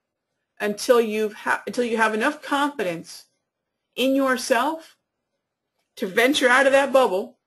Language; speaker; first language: English; native; English